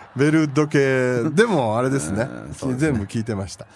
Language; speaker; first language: Japanese; native; Japanese